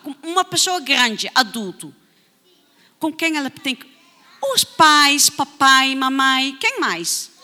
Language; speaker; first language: Portuguese; non-native, fluent; Dutch